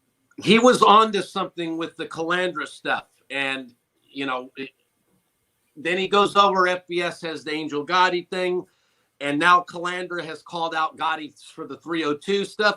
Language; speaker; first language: English; native; English